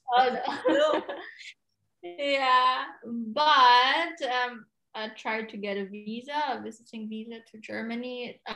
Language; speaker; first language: English; non-native, local second language; Cebuano